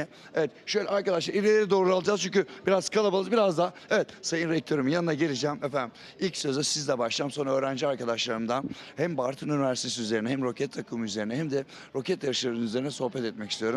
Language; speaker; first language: Turkish; native; Turkish